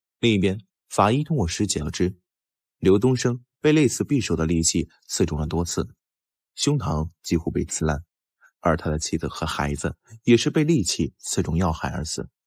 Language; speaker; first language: Chinese; native; Chinese